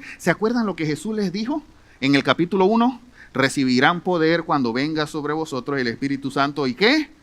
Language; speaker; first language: Spanish; native; Spanish